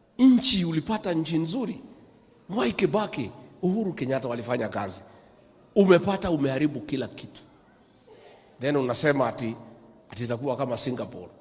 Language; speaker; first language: Swahili; non-native, local second language; Kikuyu